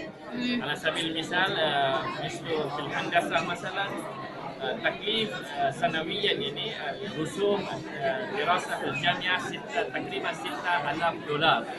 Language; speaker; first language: Arabic; non-native, fluent; Malay